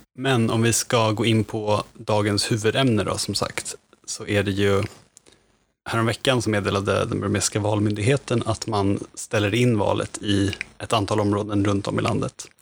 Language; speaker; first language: Swedish; native; Swedish